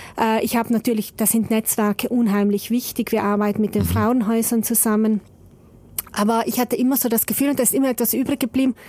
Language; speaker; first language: German; native; German